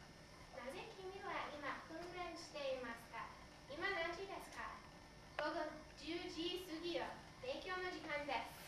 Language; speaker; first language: Japanese; non-native, learner; English